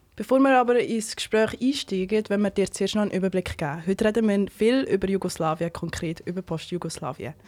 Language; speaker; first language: German; native; German